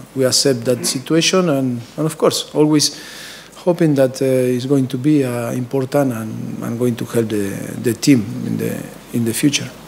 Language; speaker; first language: English; non-native, fluent; Spanish